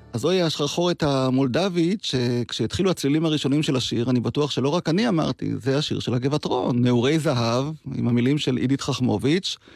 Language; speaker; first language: Hebrew; native; Hebrew